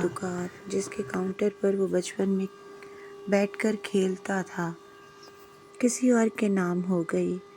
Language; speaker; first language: Urdu; native; Urdu